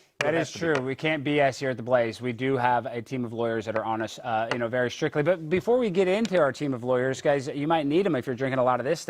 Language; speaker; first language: English; native; English